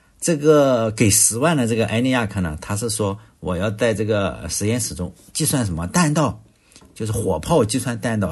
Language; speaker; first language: Chinese; native; Chinese